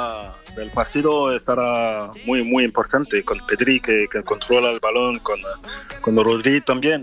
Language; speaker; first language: Spanish; non-native, fluent; French